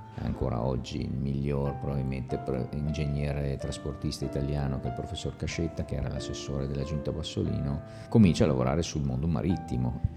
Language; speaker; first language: Italian; native; Italian